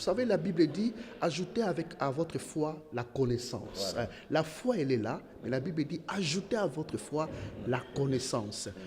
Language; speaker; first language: French; non-native, local second language; Lingala